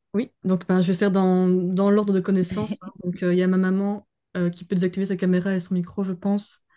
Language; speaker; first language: French; native; French